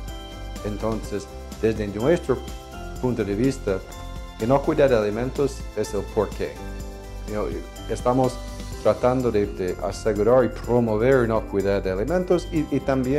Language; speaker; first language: Spanish; non-native, fluent; English